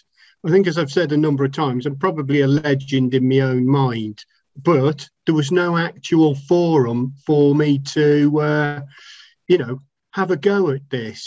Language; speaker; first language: English; native; English